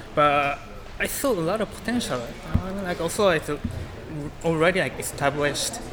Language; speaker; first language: English; non-native, learner; Japanese